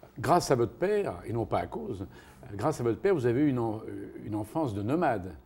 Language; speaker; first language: French; native; French